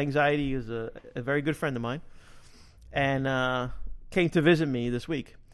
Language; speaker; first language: English; native; English